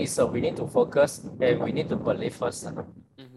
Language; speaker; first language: English; non-native, local second language; Chinese